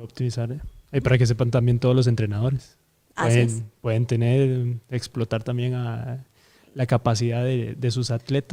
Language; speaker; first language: Spanish; native; Spanish